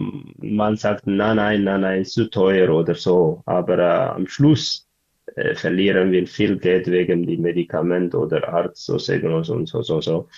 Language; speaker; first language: German; non-native, learner; Tigrinya